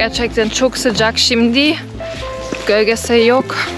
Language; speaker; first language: Turkish; non-native, learner; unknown